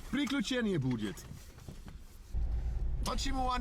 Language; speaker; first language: Russian; non-native, learner; English